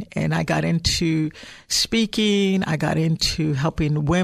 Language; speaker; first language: English; native; English